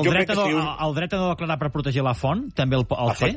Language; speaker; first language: Catalan; native; Catalan